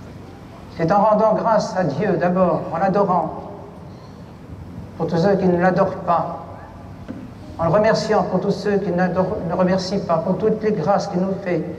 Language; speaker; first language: French; native; French